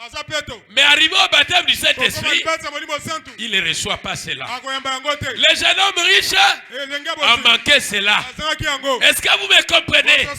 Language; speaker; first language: French; non-native, local second language; Lingala